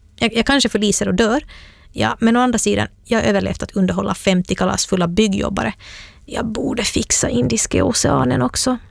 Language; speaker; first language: Swedish; native; Swedish